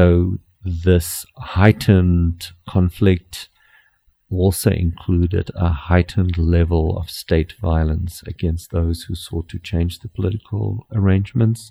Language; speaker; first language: English; non-native, local second language; Afrikaans